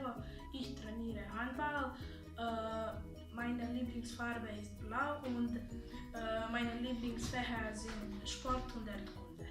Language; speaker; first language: German; non-native, learner; Bosnian